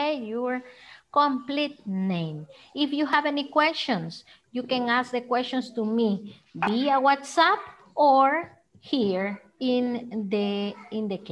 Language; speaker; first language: English; non-native, fluent; Spanish